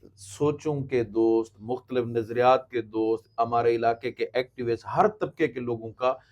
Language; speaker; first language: Urdu; non-native, local second language; Saraiki